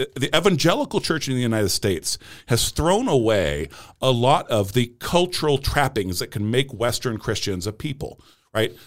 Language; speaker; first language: English; early bilingual, other home language; Portuguese